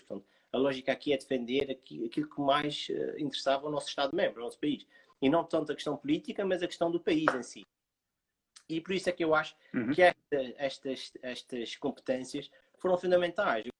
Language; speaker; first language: Portuguese; native; Portuguese